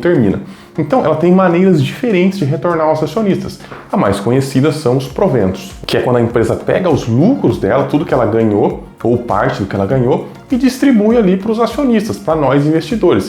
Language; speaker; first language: Portuguese; native; Portuguese